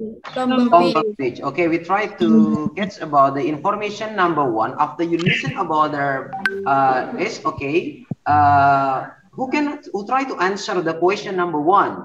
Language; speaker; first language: English; non-native, learner; Indonesian